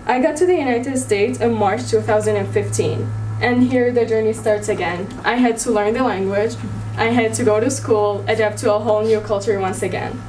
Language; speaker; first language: English; early bilingual, other home language; Arabic